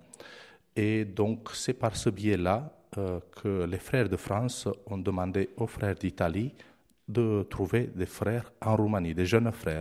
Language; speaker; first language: French; non-native, fluent; Romanian